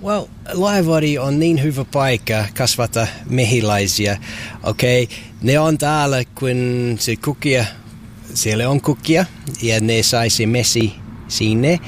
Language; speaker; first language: Finnish; non-native, learner; English